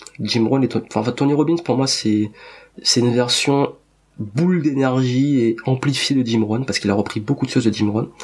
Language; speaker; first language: French; native; French